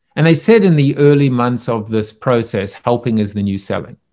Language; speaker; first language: English; native; English